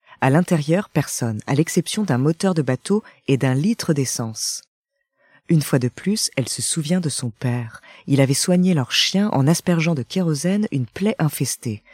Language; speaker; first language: French; native; French